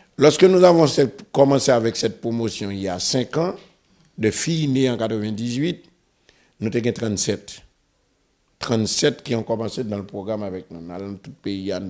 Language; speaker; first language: French; non-native, local second language; Haitian Creole